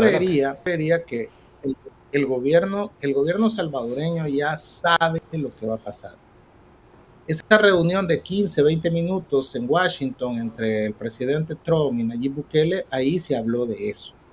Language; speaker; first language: Spanish; native; Spanish